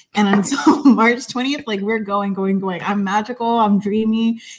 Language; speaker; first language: English; early bilingual, other home language; Spanish